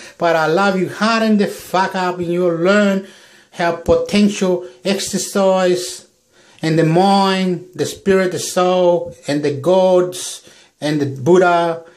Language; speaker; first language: English; non-native, fluent; Spanish